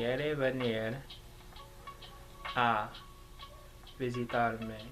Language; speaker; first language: Spanish; non-native, learner; English